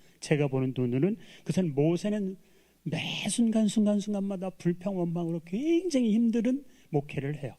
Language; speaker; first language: Korean; native; Korean